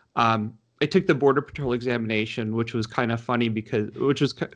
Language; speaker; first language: English; native; English